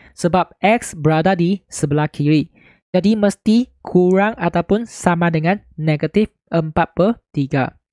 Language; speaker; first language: Malay; non-native, local second language; Chinese